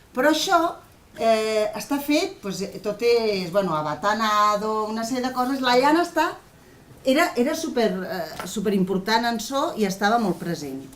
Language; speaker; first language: Catalan; non-native, local second language; Spanish